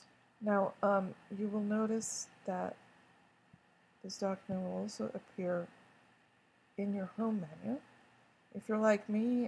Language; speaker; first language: English; native; English